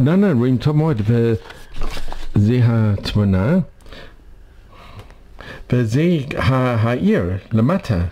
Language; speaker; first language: Hebrew; non-native, learner; English